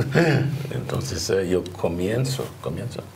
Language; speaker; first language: Spanish; non-native, learner; English